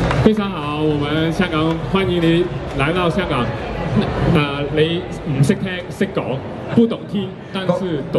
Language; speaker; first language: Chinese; non-native, local second language; Cantonese